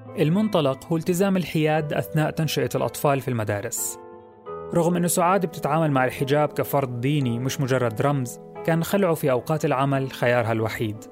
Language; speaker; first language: Arabic; native; Arabic